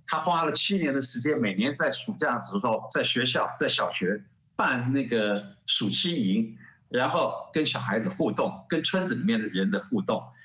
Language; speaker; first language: Chinese; native; Chinese